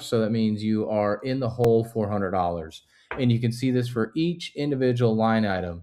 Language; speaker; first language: English; native; English